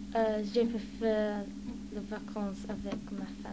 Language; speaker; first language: French; non-native, learner; English